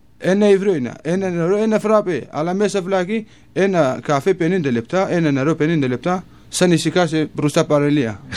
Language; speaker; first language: Greek; non-native, learner; Kurdish